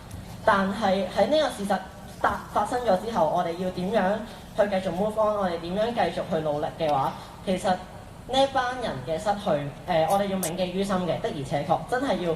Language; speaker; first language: Cantonese; native; Cantonese